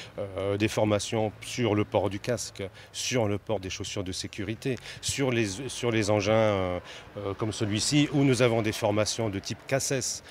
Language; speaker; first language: French; native; French